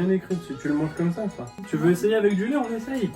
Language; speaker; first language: French; native; French